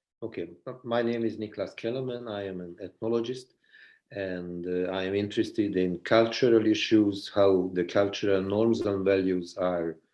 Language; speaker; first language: English; non-native, fluent; Swedish